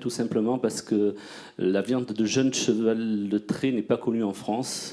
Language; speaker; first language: French; native; French